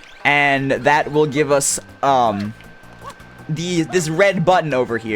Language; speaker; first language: English; native; English